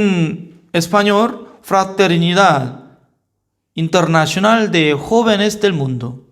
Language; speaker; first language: Spanish; non-native, fluent; Korean